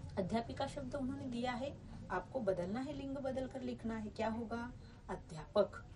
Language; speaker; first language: Hindi; non-native, local second language; Marathi